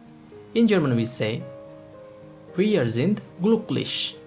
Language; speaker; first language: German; non-native, fluent; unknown